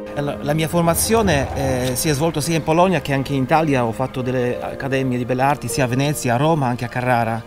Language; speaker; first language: Italian; non-native, fluent; Polish